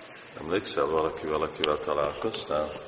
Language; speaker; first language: Hungarian; non-native, fluent; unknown